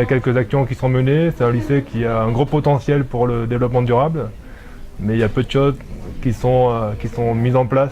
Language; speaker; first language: French; native; French